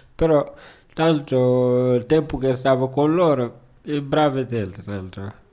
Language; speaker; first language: Italian; non-native, learner; Wolof